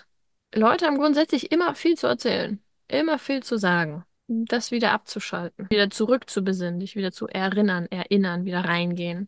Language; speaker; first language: German; native; German